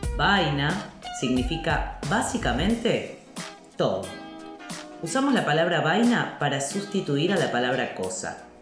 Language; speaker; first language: Spanish; native; Spanish